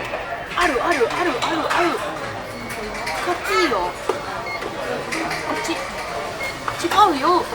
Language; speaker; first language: Japanese; non-native, learner; English